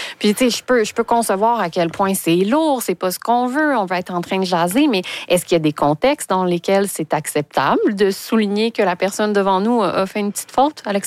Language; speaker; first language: French; native; French